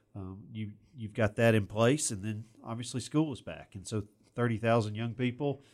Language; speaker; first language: English; native; English